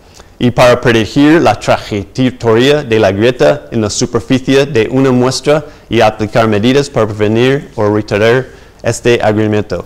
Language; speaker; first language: Spanish; non-native, fluent; English